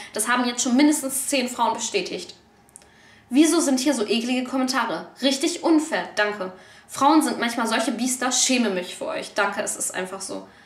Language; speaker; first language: German; early bilingual, other home language; Turkish